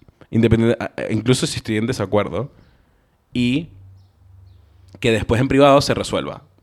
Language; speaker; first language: Spanish; early bilingual, heritage; Spanish